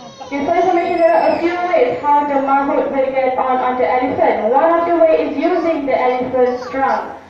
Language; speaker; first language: English; non-native, local second language; Malay